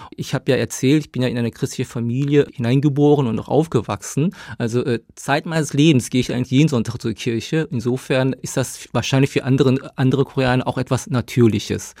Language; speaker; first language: German; early bilingual, other home language; Korean